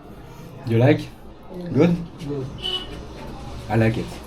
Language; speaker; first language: English; non-native, fluent; French